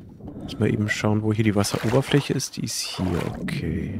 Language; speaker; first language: German; native; German